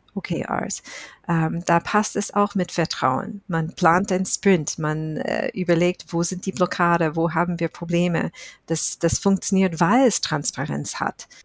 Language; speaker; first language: German; non-native, fluent; English